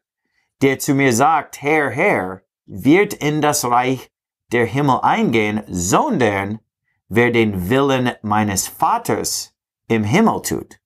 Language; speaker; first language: German; non-native, fluent; English